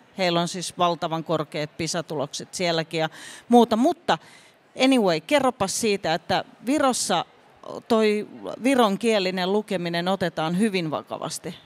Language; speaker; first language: Finnish; native; Finnish